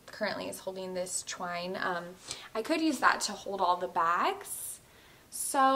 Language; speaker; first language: English; native; English